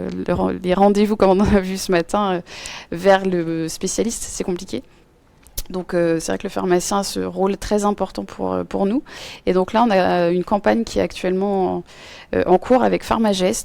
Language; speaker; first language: French; native; French